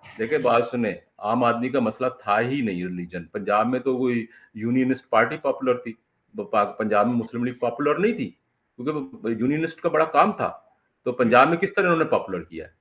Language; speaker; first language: Urdu; non-native, local second language; Punjabi